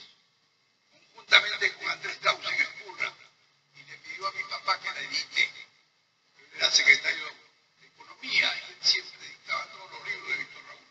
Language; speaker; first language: Spanish; native; Spanish